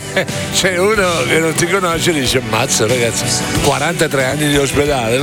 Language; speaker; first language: Italian; native; Italian